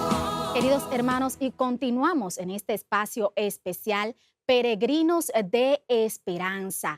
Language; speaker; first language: Spanish; native; Spanish